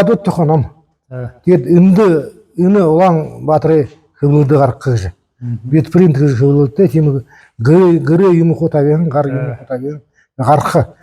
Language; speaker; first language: Mongolian; non-native, learner; Buriat